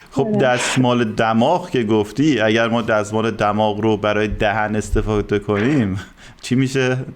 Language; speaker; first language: Persian; native; Persian